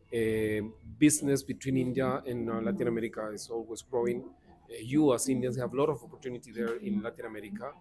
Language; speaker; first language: English; non-native, fluent; Spanish